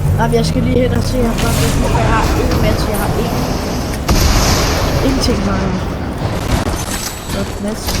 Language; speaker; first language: Danish; native; Danish